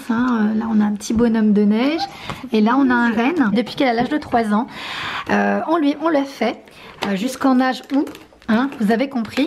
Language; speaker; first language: French; native; French